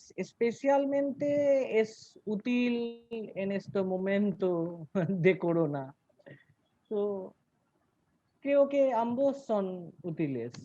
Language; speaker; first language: Spanish; non-native, learner; Bangla